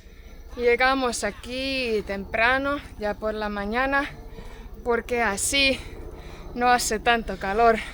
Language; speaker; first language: Spanish; non-native, fluent; Portuguese